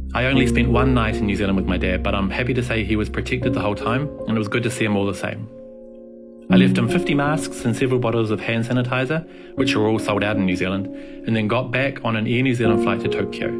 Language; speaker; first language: English; native; English